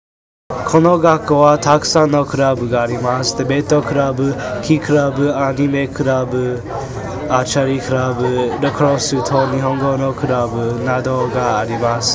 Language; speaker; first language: Japanese; non-native, learner; English